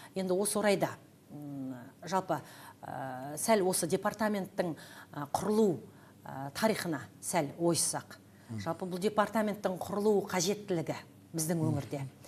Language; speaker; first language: Kazakh; native; Kazakh